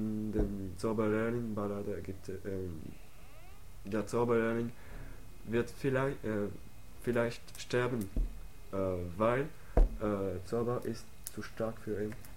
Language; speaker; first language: German; non-native, learner; French